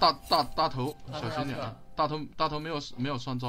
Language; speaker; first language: Chinese; native; Chinese